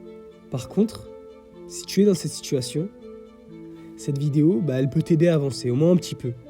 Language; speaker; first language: French; native; French